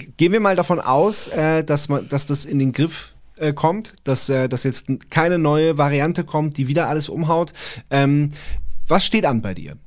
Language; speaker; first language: German; native; German